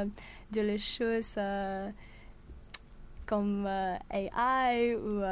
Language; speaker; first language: French; non-native, learner; English